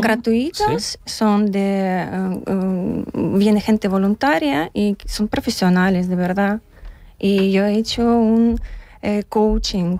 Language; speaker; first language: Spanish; non-native, learner; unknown